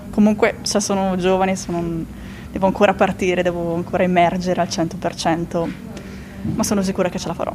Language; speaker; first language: Italian; native; Italian